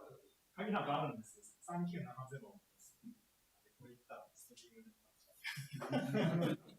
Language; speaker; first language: Japanese; native; Japanese